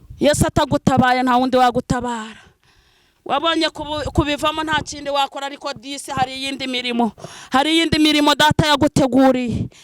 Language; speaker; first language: Kinyarwanda; non-native, local second language; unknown